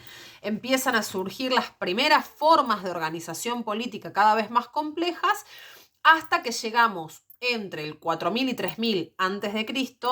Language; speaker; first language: Spanish; native; Spanish